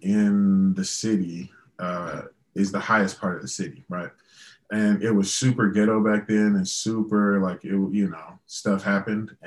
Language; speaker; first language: English; native; English